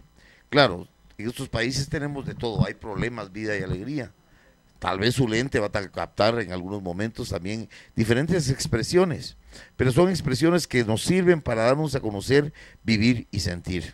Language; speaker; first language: Spanish; native; Spanish